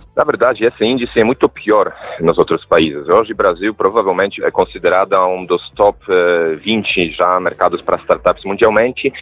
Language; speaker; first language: Portuguese; non-native, fluent; Polish